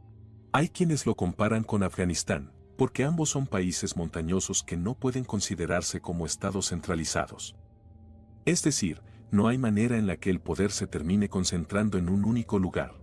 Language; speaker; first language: Spanish; native; Spanish